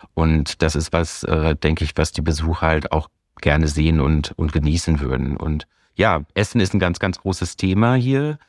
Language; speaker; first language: German; native; German